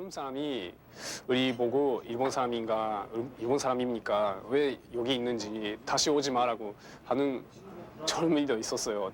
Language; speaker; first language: Korean; non-native, fluent; Japanese